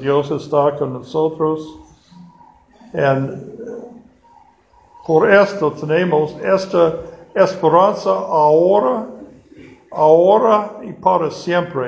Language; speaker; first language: Spanish; non-native, fluent; English